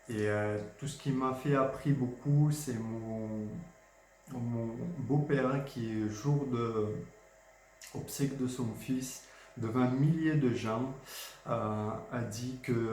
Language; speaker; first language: French; non-native, fluent; Georgian